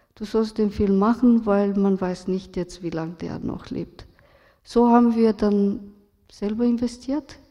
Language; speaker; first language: German; non-native, fluent; Romanian